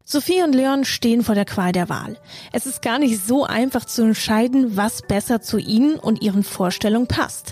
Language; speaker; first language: German; native; German